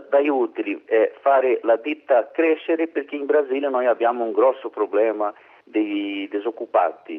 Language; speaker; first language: Italian; non-native, learner; Portuguese